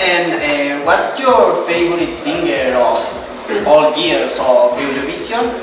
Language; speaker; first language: English; non-native, learner; Spanish